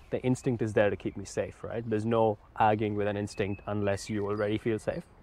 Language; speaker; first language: English; non-native, local second language; Hindi